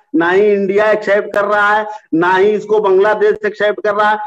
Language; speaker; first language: Hindi; native; Hindi